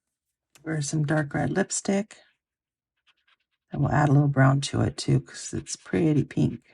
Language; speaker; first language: English; native; English